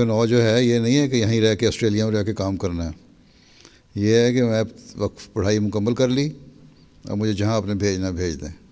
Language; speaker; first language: Urdu; native; Urdu